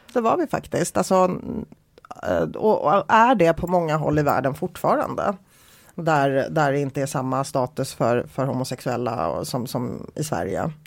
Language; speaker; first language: Swedish; early bilingual, other home language; Polish